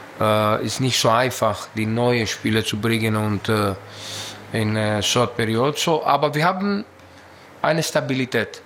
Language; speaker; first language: German; non-native, learner; Greek